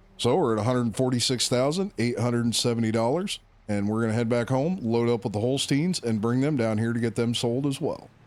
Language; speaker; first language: English; native; English